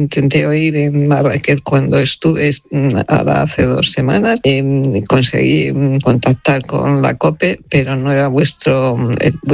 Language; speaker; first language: Spanish; native; Spanish